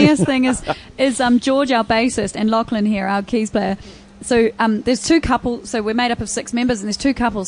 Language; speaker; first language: English; native; English